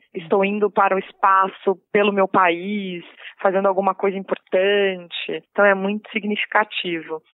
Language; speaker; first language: Portuguese; native; Portuguese